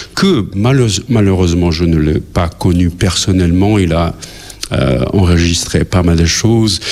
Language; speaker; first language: French; non-native, fluent; Albanian